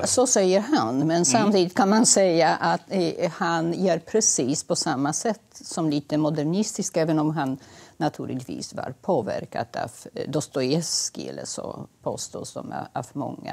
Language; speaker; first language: Swedish; non-native, fluent; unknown